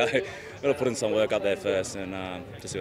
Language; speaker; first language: English; native; English